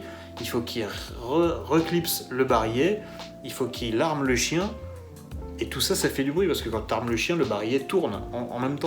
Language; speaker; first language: French; native; French